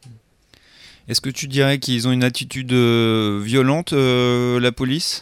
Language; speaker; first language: French; native; French